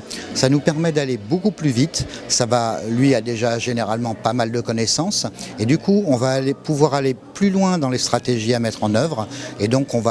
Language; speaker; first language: French; native; French